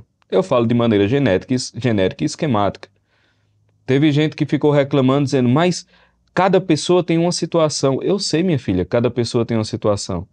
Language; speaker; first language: Portuguese; native; Portuguese